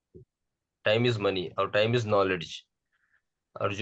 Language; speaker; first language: Hindi; native; Hindi